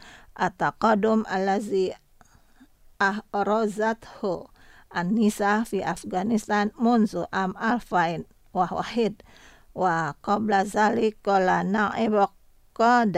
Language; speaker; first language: Arabic; non-native, fluent; Indonesian